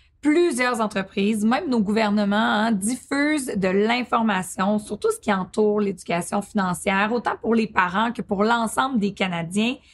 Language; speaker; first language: French; native; French